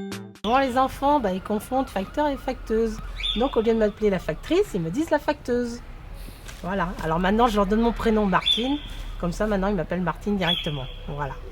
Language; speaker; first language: French; native; French